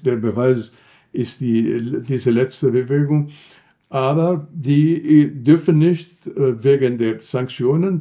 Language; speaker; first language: German; non-native, fluent; Arabic